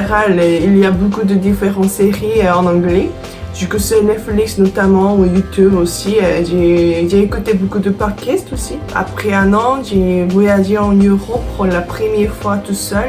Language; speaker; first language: French; non-native, fluent; Korean